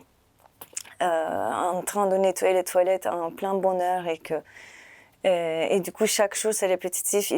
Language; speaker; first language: French; non-native, fluent; Turkish